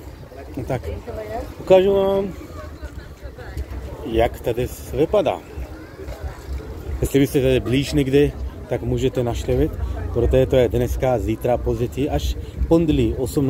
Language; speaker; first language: Czech; non-native, learner; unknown